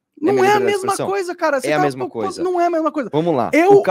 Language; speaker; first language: Portuguese; native; Portuguese